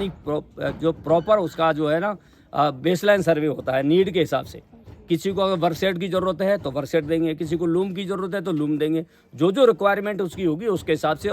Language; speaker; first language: Hindi; native; Hindi